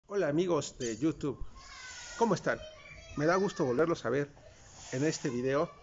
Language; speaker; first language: Spanish; native; Spanish